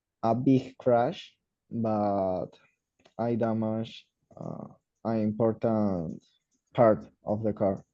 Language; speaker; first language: English; non-native, learner; Spanish